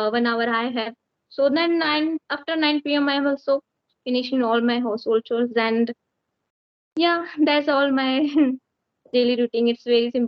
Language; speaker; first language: English; non-native, learner; Marathi